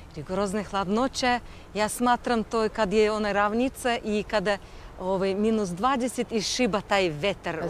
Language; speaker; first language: Serbian; non-native, fluent; Russian